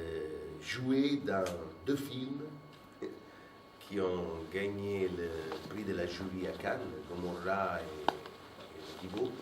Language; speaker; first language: French; non-native, fluent; Italian